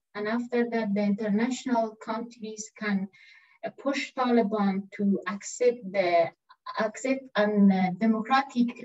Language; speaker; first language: English; non-native, learner; Persian